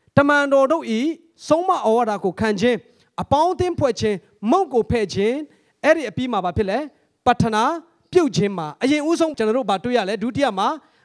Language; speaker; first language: Burmese; non-native, local second language; Hakha Chin